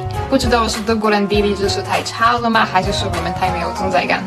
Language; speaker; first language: Chinese; non-native, fluent; Slovak